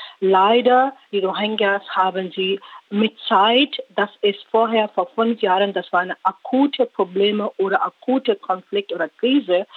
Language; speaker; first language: German; non-native, learner; Rohingya